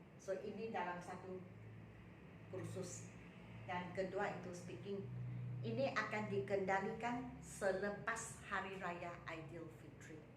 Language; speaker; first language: Malay; non-native, local second language; Chinese